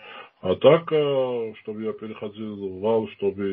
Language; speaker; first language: Russian; non-native, fluent; Georgian